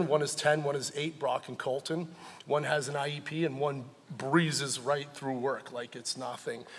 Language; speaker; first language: English; native; English